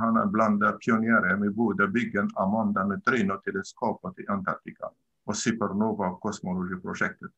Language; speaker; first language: Swedish; non-native, learner; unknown